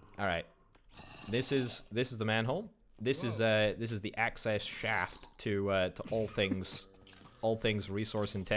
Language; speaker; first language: English; native; English